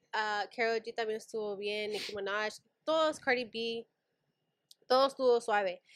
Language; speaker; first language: Spanish; early bilingual, heritage; Spanish